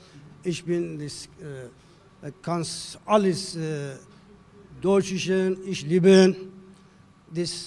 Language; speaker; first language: German; non-native, learner; Turkish